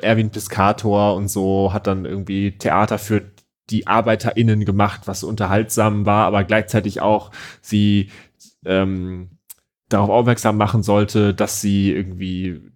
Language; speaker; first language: German; native; German